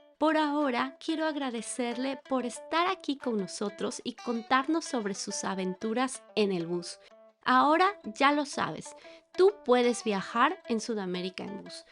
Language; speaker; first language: Spanish; native; Spanish